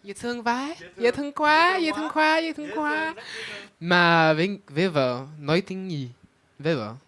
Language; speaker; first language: Vietnamese; non-native, learner; French